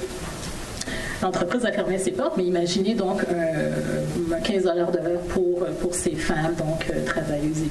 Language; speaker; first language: French; native; French